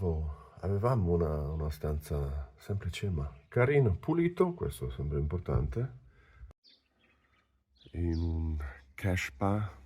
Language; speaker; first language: Italian; non-native, learner; German